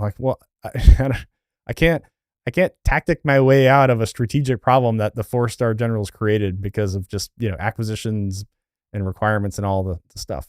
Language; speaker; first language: English; native; English